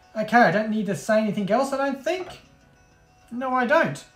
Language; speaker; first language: English; native; English